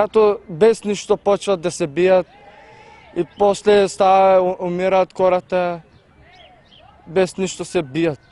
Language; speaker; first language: Bulgarian; non-native, local second language; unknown